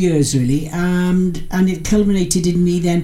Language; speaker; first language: English; native; English